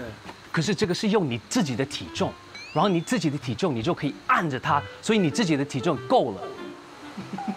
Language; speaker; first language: Chinese; non-native, fluent; English